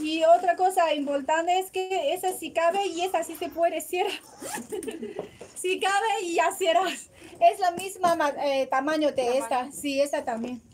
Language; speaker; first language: Spanish; non-native, learner; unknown